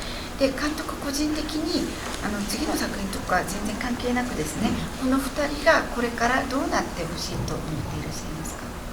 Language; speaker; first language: Japanese; non-native, fluent; Korean